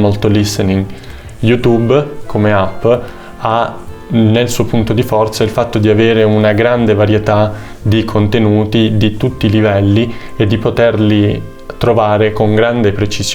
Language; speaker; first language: Italian; native; Italian